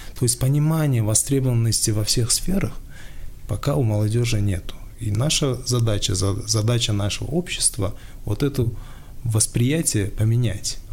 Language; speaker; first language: Russian; non-native, local second language; Tajik